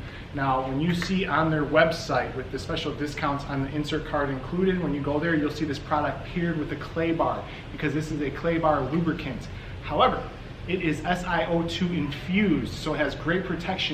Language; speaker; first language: English; native; English